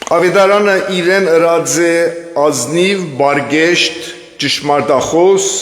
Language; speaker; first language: Armenian; early bilingual, heritage; Armenian